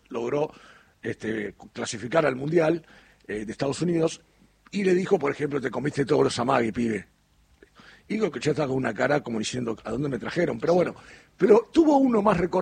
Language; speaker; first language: Spanish; native; Spanish